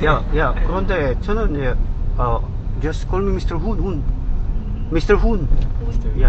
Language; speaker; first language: English; non-native, learner; Korean